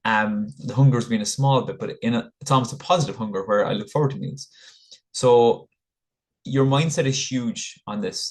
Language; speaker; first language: English; native; English